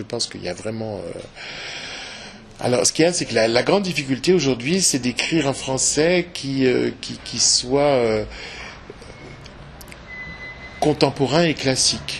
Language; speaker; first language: French; native; French